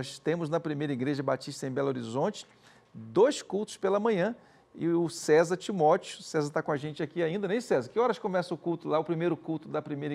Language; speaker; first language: Portuguese; native; Portuguese